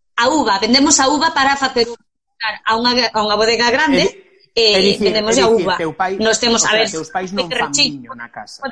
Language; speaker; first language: Galician; native; Galician